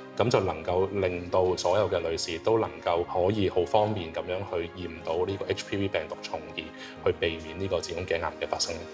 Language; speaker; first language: Cantonese; native; Cantonese